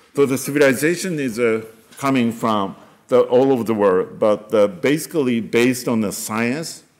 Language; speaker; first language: English; non-native, fluent; Japanese